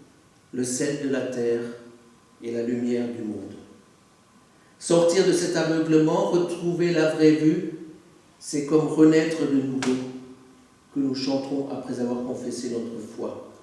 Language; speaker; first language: French; native; French